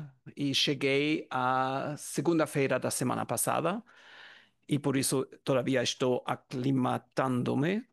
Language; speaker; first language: Portuguese; non-native, learner; German